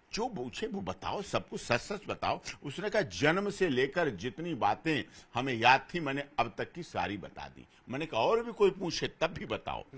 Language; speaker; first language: Hindi; native; Hindi